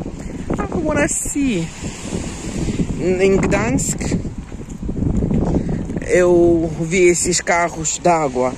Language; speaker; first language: Portuguese; non-native, fluent; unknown